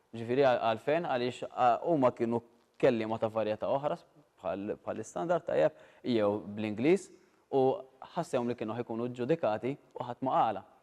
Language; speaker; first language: Maltese; native; Maltese